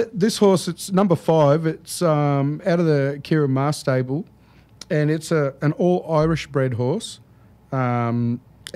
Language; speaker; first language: English; native; English